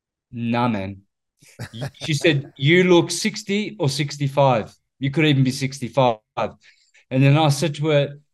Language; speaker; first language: English; native; English